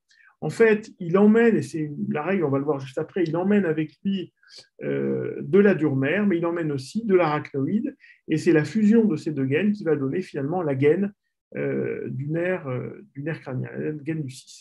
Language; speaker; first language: French; native; French